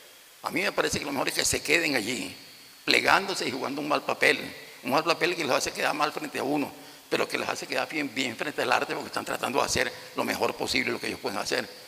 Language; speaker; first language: Spanish; native; Spanish